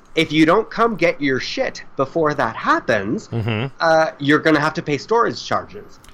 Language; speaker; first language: English; native; English